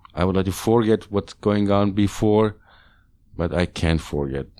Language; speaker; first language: English; non-native, learner; Hungarian